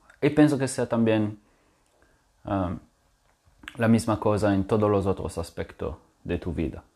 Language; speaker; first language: Spanish; non-native, fluent; French